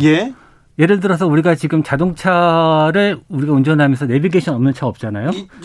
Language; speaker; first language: Korean; native; Korean